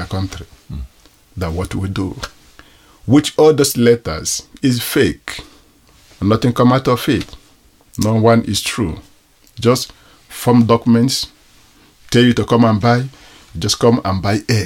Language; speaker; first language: English; non-native, local second language; Igbo